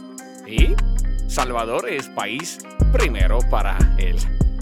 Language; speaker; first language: Spanish; non-native, learner; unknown